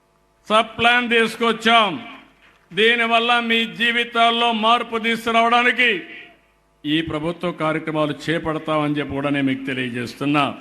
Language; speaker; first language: Telugu; native; Telugu